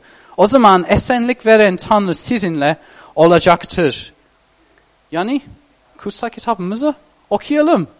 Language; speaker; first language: Turkish; non-native, fluent; English